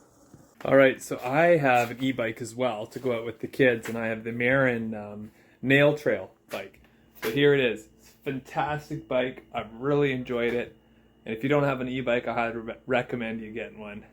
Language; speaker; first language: English; native; English